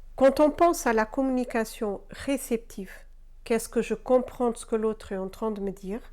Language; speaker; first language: French; non-native, fluent; Portuguese